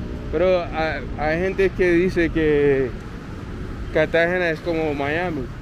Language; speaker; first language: Spanish; non-native, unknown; English